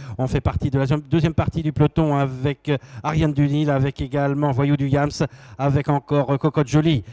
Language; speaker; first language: French; native; French